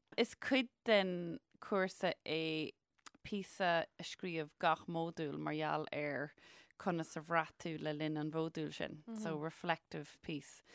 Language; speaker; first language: Irish; native; Irish